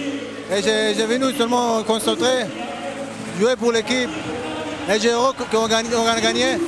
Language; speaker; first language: French; non-native, learner; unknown